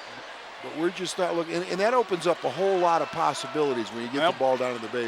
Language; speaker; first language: English; native; English